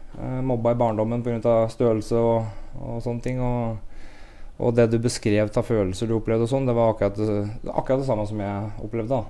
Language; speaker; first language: Norwegian; native; Norwegian